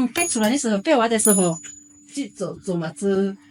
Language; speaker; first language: Chinese; non-native, local second language; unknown